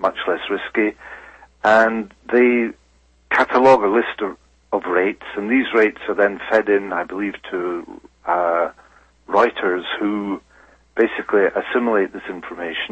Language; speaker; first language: English; native; English